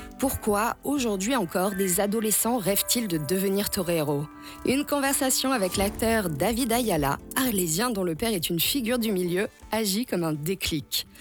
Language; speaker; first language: French; native; French